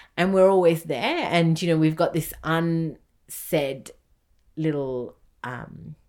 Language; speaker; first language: English; native; English